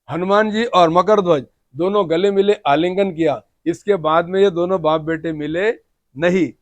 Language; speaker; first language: Hindi; non-native, local second language; Marathi